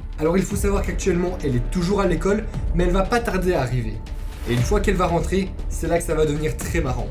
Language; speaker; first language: French; native; French